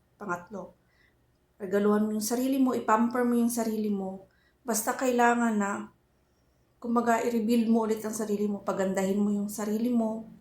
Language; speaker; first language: Filipino; native; Filipino